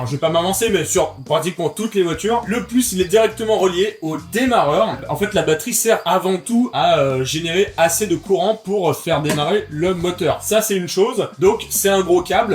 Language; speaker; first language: French; native; French